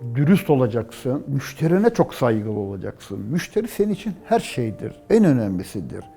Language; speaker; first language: Turkish; native; Turkish